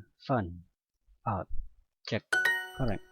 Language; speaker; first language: English; non-native, learner; Indonesian